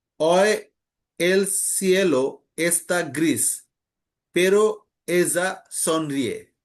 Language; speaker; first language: Spanish; non-native, learner; Bangla